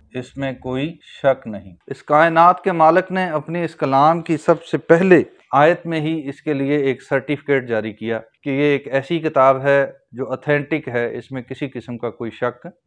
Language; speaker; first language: Urdu; native; Urdu